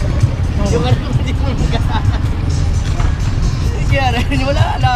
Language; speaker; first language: Filipino; native; Filipino